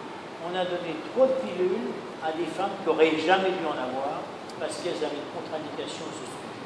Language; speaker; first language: French; native; French